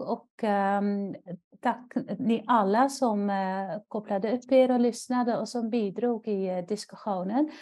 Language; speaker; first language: Swedish; non-native, fluent; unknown